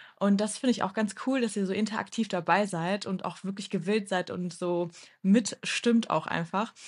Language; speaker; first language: German; early bilingual, other home language; Turkish